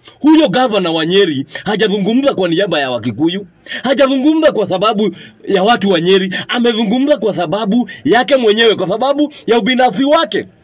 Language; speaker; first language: Swahili; non-native, local second language; Kikuyu